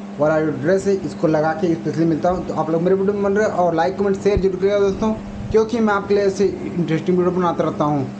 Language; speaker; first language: Hindi; native; Hindi